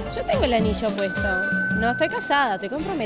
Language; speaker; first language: Spanish; native; Spanish